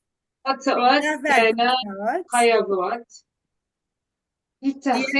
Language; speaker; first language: Hebrew; non-native, learner; English